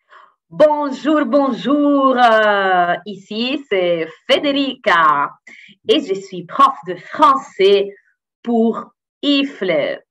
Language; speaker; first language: French; non-native, fluent; Italian